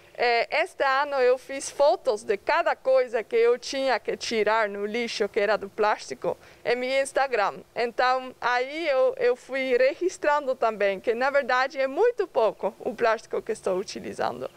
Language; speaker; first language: Portuguese; non-native, fluent; Dutch